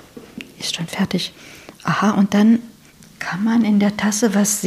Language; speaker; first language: German; native; German